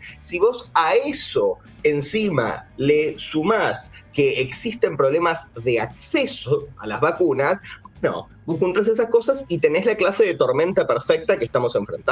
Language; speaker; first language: Spanish; native; Spanish